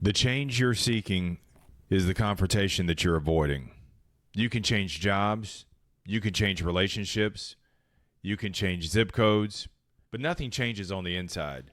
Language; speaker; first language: English; native; English